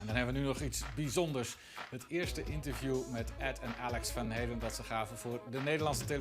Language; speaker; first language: Dutch; native; Dutch